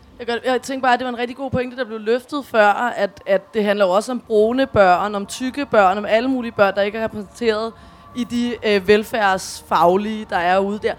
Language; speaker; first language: Danish; native; Danish